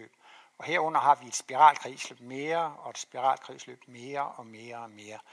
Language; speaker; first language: Danish; native; Danish